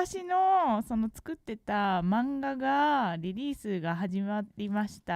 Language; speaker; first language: Japanese; native; Japanese